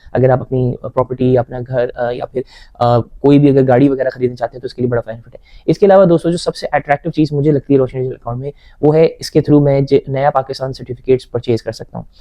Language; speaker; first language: Urdu; native; Urdu